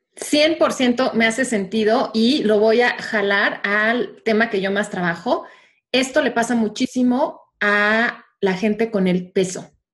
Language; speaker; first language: Spanish; native; Spanish